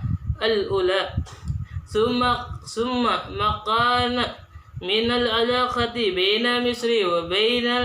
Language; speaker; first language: Arabic; non-native, learner; Indonesian